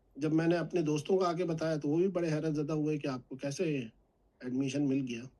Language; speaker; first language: Urdu; native; Urdu